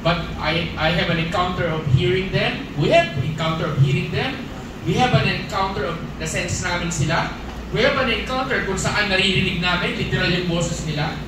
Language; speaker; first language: English; non-native, local second language; Filipino